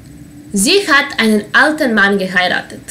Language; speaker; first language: German; non-native, fluent; Serbian